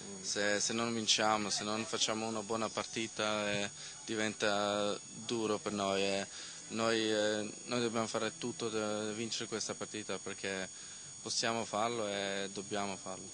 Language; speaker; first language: Italian; non-native, learner; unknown